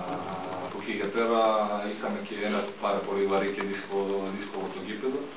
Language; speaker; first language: Greek; non-native, fluent; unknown